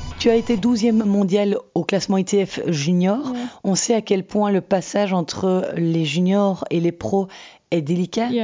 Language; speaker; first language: French; native; French